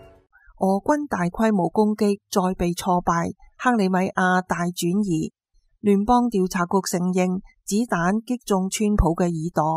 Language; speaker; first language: Chinese; non-native, local second language; Cantonese